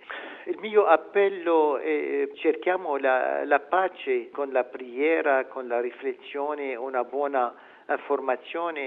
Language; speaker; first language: Italian; non-native, fluent; Arabic